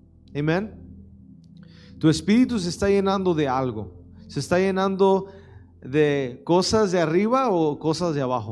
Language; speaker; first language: Spanish; early bilingual, heritage; Spanish